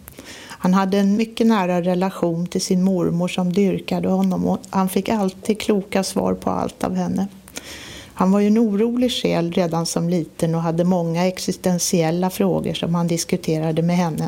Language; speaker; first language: Swedish; native; Swedish